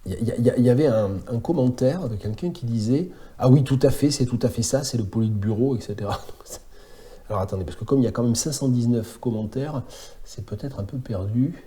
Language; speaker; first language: French; native; French